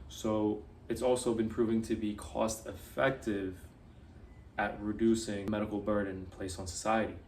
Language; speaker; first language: English; native; English